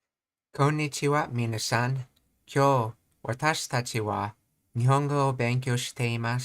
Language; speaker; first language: Japanese; non-native, learner; English